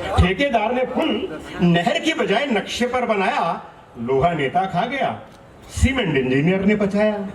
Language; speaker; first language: Hindi; non-native, local second language; Punjabi